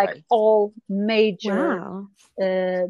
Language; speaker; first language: English; non-native, fluent; Swedish